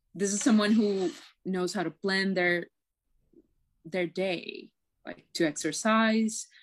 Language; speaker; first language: English; non-native, fluent; Portuguese